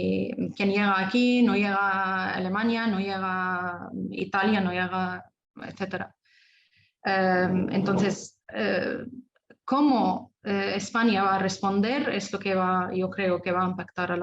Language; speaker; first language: Spanish; non-native, fluent; Arabic